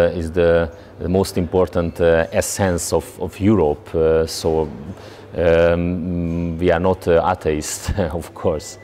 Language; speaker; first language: English; non-native, learner; Hungarian